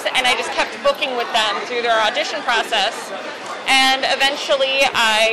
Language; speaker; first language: English; native; English